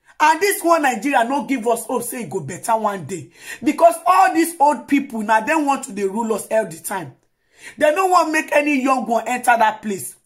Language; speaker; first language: Nigerian Pidgin; native; Nigerian Pidgin